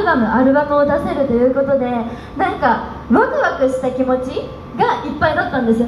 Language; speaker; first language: Japanese; native; Japanese